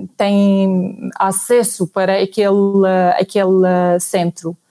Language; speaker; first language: Portuguese; non-native, fluent; Arabic